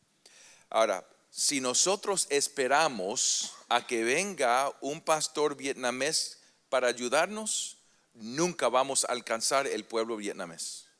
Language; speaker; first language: Spanish; early bilingual, heritage; Spanish